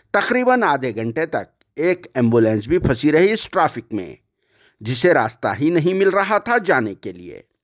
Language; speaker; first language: Hindi; non-native, local second language; Urdu